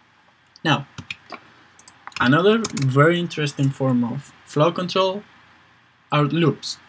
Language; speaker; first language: English; non-native, fluent; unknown